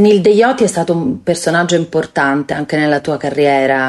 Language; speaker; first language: Italian; native; Italian